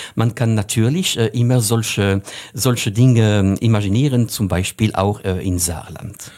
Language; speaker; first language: German; non-native, fluent; French